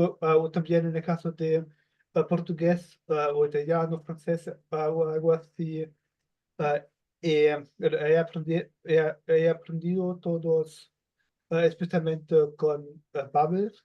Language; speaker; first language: Spanish; non-native, learner; German